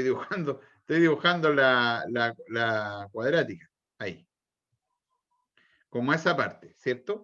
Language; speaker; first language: Spanish; native; Spanish